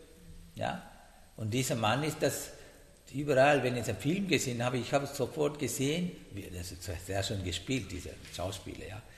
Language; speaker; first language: German; non-native, learner; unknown